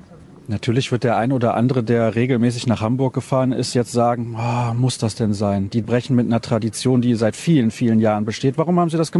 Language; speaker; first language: German; native; German